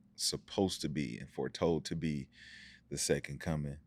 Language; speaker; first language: English; native; English